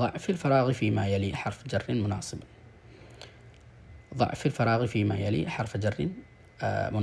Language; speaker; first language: Arabic; non-native, fluent; Tamil